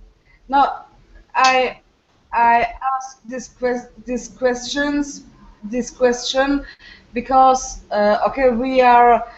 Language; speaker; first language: English; non-native, learner; French